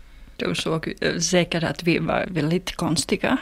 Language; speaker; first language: Swedish; non-native, fluent; Finnish